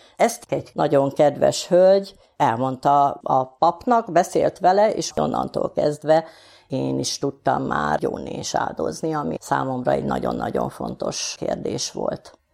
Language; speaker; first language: Hungarian; native; Hungarian